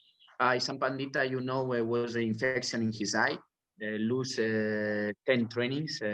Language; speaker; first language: English; non-native, learner; Spanish